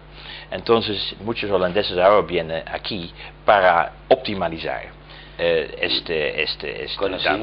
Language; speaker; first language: Spanish; non-native, fluent; Dutch